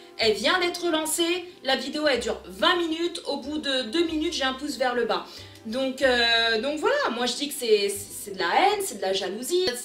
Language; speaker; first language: French; early bilingual, other home language; Portuguese